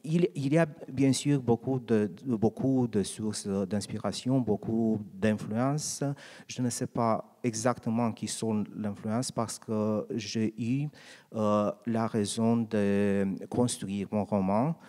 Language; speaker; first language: French; non-native, learner; Romanian